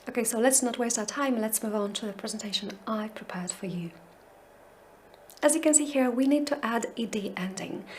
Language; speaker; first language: English; non-native, fluent; Polish